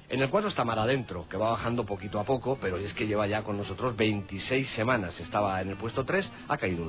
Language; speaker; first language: Spanish; native; Spanish